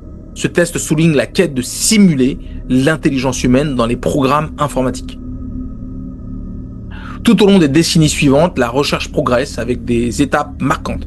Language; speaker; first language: French; native; French